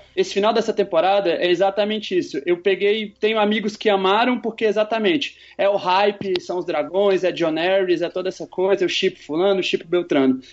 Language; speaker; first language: Portuguese; native; Portuguese